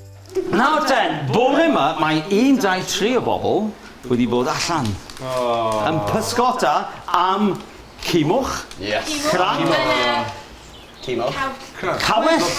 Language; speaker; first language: Welsh; non-native, fluent; English